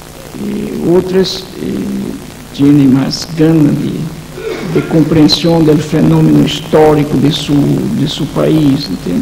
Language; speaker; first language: Spanish; non-native, fluent; Portuguese